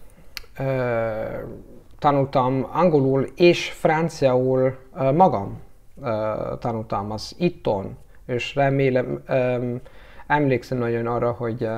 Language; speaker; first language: Hungarian; non-native, learner; Italian